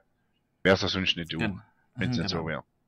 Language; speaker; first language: German; native; German